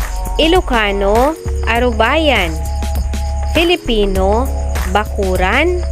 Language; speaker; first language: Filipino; non-native, local second language; Iloko